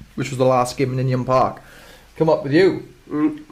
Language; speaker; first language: English; native; English